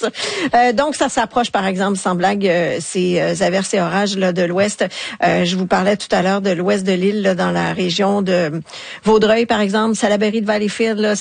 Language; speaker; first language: French; native; French